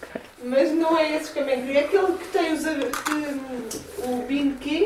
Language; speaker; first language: Portuguese; native; Portuguese